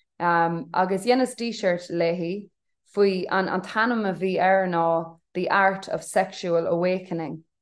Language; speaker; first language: Irish; non-native, local second language; English